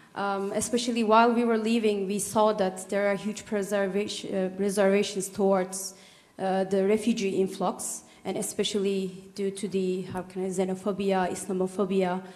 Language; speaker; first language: English; non-native, fluent; Turkish